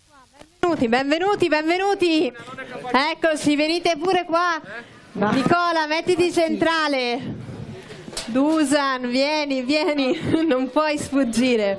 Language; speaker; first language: Italian; native; Italian